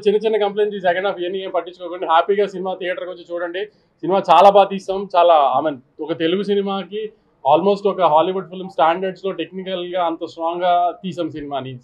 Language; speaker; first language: Telugu; native; Telugu